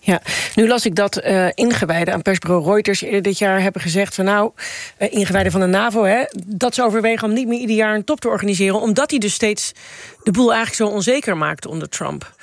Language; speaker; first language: Dutch; native; Dutch